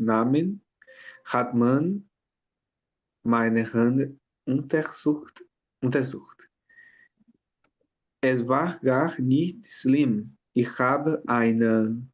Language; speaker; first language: German; non-native, learner; Portuguese